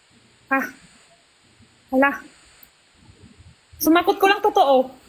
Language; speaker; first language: Filipino; non-native, learner; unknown